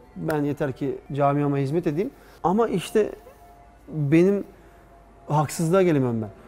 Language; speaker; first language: Turkish; early bilingual, heritage; Turkish